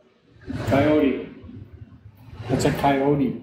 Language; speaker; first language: English; native; English